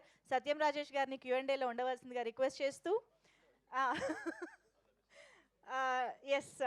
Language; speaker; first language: Telugu; native; Telugu